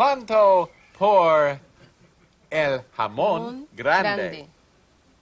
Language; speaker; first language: Spanish; non-native, learner; English